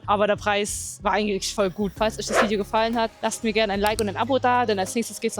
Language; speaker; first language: German; native; German